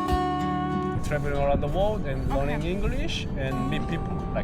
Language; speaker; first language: English; non-native, learner; Japanese